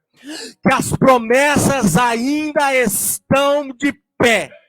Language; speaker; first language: Portuguese; native; Portuguese